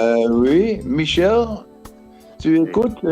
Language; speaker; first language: French; non-native, fluent; Dutch